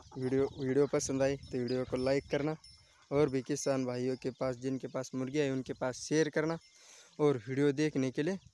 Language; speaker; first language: Hindi; non-native, local second language; Marathi